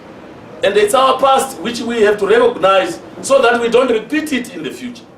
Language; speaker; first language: English; non-native, local second language; Shona